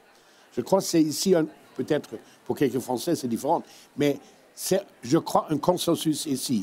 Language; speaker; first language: French; non-native, fluent; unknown